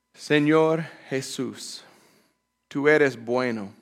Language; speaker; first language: Spanish; non-native, fluent; English